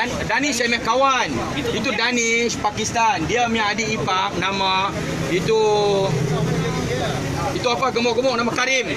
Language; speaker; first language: Malay; native; Malay